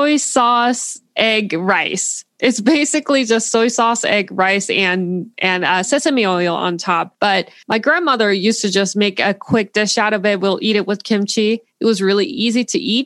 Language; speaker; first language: English; non-native, fluent; Korean